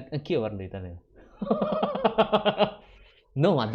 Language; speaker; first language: Italian; non-native, learner; Indonesian